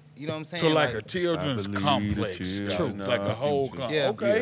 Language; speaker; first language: English; native; English